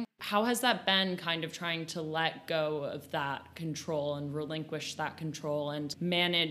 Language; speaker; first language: English; native; English